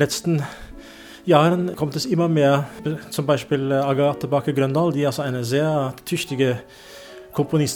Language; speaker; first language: German; non-native, fluent; Norwegian